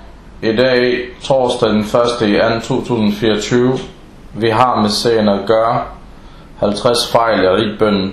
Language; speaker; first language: Danish; early bilingual, other home language; Arabic